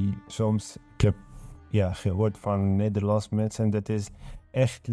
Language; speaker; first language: Dutch; non-native, learner; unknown